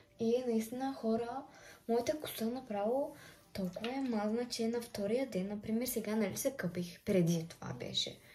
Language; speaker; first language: Bulgarian; non-native, local second language; Turkish